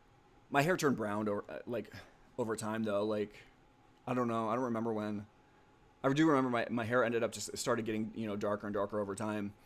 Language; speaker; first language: English; native; English